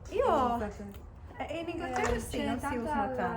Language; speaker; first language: Italian; non-native, fluent; English